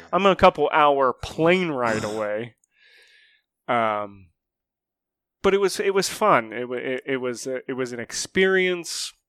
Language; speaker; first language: English; native; English